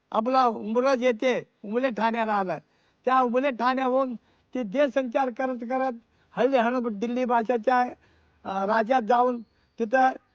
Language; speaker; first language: Marathi; non-native, local second language; Kannada